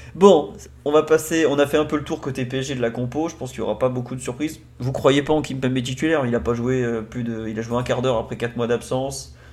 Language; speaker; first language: French; native; French